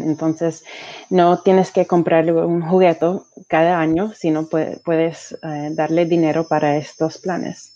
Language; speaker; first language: Spanish; early bilingual, heritage; Spanish